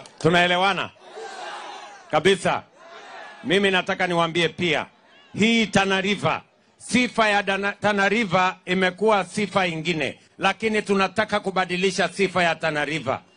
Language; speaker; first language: Swahili; non-native, local second language; Kalenjin